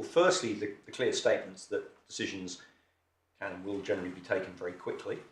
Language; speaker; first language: English; native; English